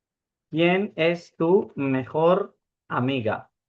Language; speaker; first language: Spanish; non-native, fluent; Urdu